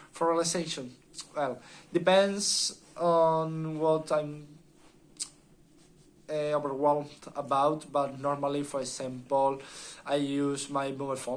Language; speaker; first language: English; non-native, learner; Spanish